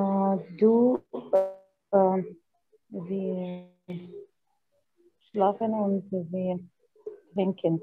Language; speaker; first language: German; non-native, learner; Arabic